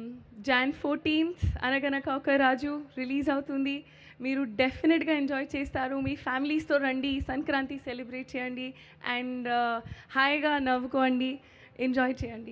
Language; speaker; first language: Telugu; non-native, local second language; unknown